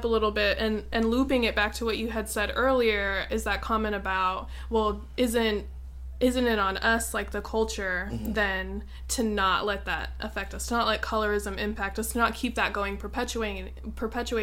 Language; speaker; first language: English; native; English